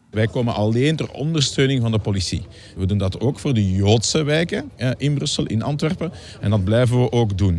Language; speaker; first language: Dutch; native; Dutch